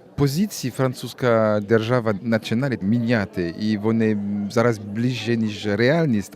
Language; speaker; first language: Ukrainian; non-native, learner; French